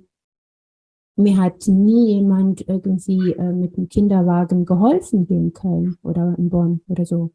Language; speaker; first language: German; non-native, fluent; Amharic